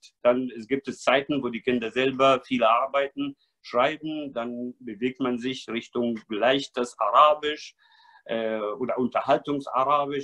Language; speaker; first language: German; non-native, fluent; Arabic